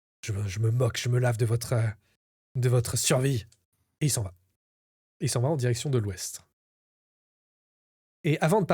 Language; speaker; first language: French; native; French